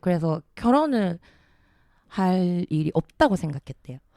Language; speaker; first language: Korean; early bilingual, heritage; Japanese